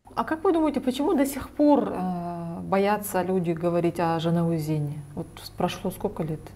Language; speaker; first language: Russian; non-native, local second language; Kazakh